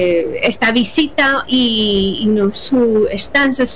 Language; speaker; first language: Spanish; non-native, fluent; English